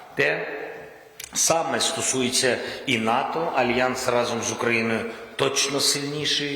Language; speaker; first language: Ukrainian; non-native, local second language; Russian